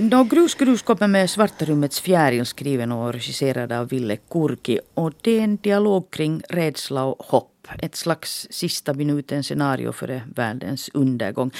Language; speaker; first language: Swedish; native; Swedish